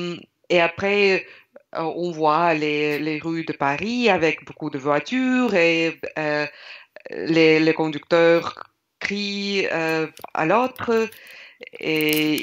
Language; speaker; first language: French; non-native, learner; Russian